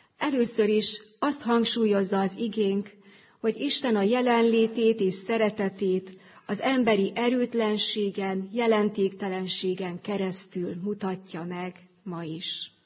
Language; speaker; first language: Hungarian; native; Hungarian